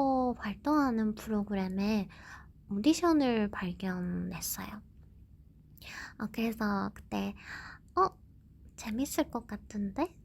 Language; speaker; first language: Korean; non-native, fluent; Japanese